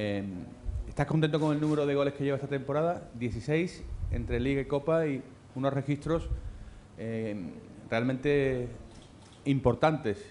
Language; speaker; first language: Spanish; native; Spanish